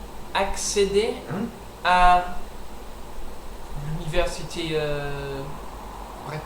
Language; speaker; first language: French; non-native, learner; English